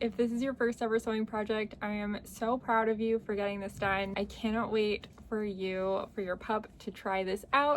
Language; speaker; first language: English; native; English